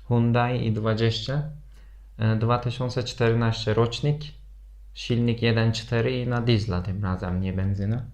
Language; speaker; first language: Polish; non-native, fluent; Turkish